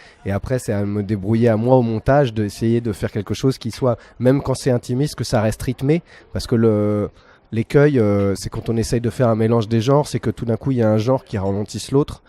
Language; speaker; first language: French; native; French